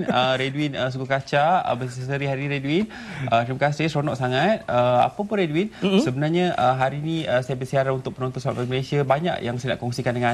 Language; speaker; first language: Malay; native; Malay